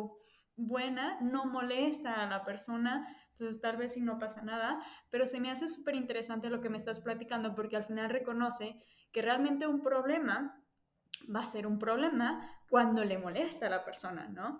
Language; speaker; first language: Spanish; native; Spanish